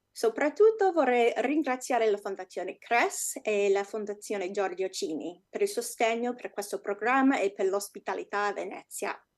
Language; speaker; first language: Italian; non-native, fluent; English